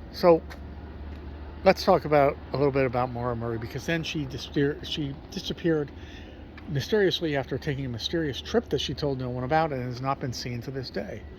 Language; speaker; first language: English; native; English